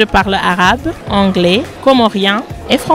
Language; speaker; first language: French; non-native, local second language; Comorian